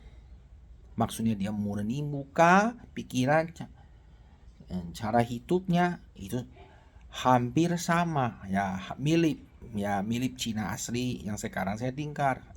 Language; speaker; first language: Indonesian; non-native, fluent; Chinese